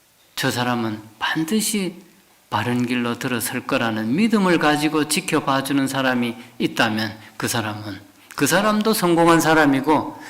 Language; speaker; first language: Korean; native; Korean